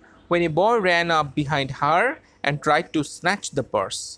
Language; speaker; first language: English; non-native, local second language; Bangla